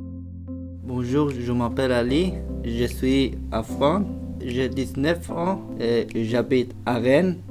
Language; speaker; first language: French; non-native, learner; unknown